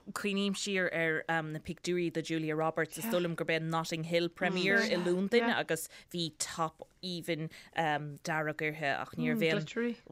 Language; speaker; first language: Irish; native; Irish